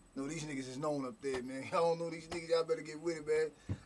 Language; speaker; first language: English; native; English